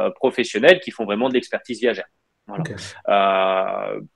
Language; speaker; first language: French; native; French